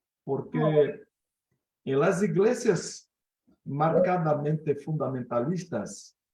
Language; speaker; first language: Spanish; non-native, fluent; Portuguese